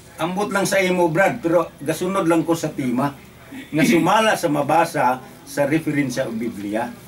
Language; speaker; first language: Cebuano; native; Cebuano